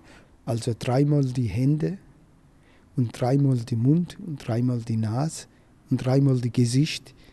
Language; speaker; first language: German; non-native, learner; Turkish